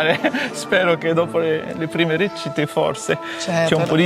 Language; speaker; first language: Italian; non-native, fluent; French